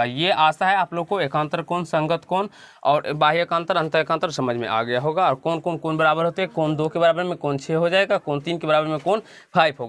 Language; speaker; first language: Hindi; native; Hindi